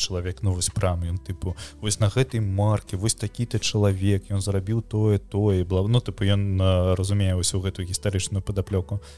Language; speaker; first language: Belarusian; non-native, local second language; Russian